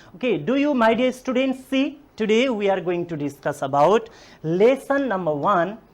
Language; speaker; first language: English; non-native, local second language; Nepali